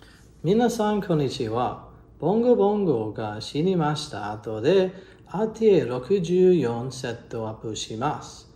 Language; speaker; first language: Japanese; non-native, learner; English